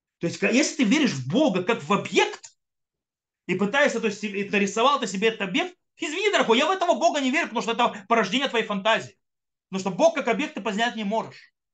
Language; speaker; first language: Russian; early bilingual, heritage; Russian